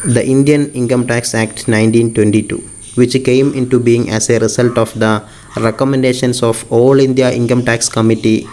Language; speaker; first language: English; non-native, local second language; Malayalam